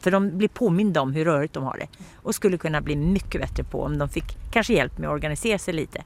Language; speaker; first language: Swedish; native; Swedish